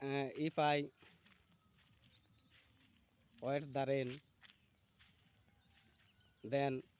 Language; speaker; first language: English; non-native, learner; Bangla